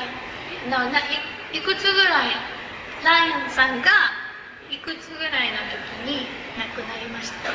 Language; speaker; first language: Japanese; native; Japanese